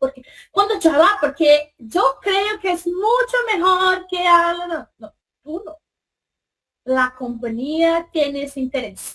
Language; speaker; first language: Spanish; non-native, fluent; Portuguese